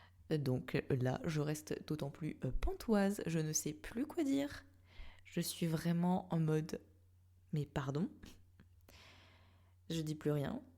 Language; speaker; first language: French; native; French